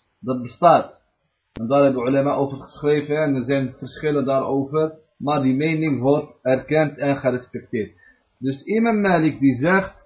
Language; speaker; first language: Dutch; early bilingual, other home language; Arabic